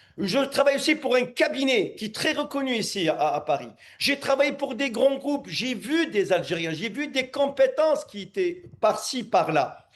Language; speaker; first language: French; non-native, local second language; Arabic